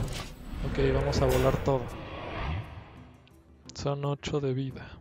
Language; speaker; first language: Spanish; native; Spanish